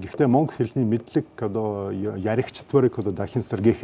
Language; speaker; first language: Mongolian; non-native, learner; Russian